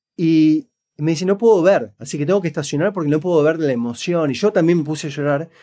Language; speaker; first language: Spanish; native; Spanish